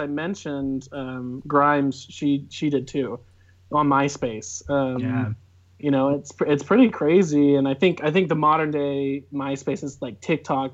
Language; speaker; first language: English; native; English